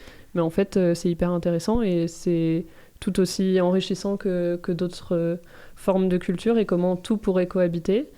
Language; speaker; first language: French; native; French